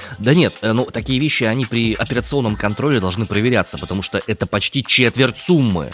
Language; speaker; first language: Russian; native; Russian